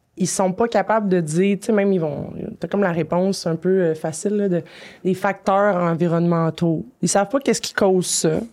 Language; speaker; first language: French; native; French